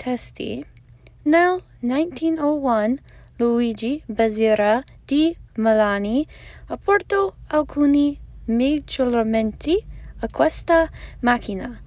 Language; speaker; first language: Italian; non-native, learner; English